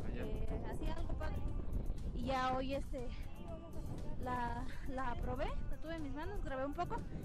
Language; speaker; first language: Spanish; native; Spanish